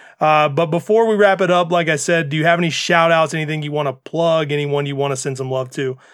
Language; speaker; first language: English; native; English